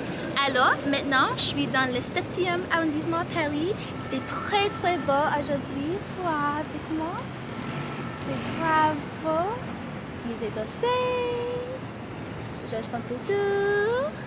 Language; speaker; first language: French; non-native, learner; English